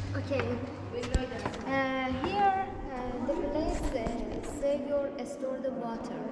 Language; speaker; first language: English; non-native, learner; Persian